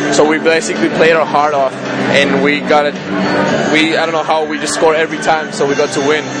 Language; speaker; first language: English; non-native, fluent; Spanish